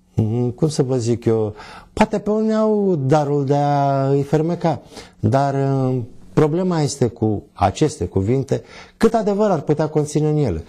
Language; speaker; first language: Romanian; native; Romanian